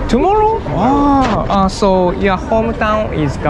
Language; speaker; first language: English; non-native, learner; Japanese